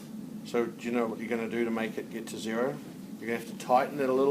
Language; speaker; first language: English; native; English